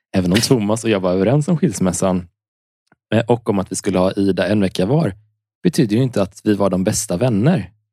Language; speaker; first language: Swedish; native; Swedish